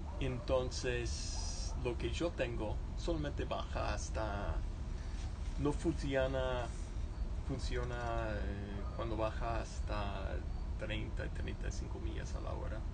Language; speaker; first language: Spanish; early bilingual, heritage; Spanish